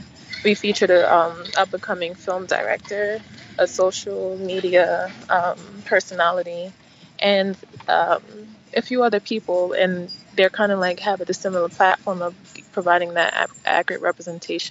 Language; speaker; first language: English; native; English